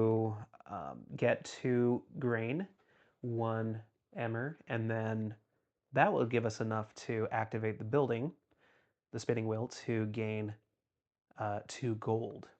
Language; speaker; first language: English; native; English